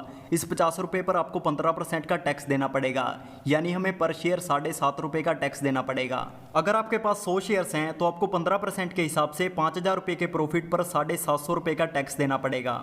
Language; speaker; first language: Hindi; native; Hindi